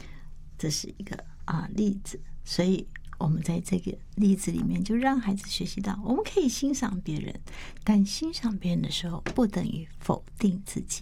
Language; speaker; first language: Chinese; native; Chinese